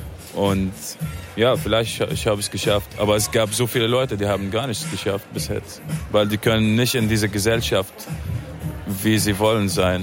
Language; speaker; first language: German; non-native, fluent; Arabic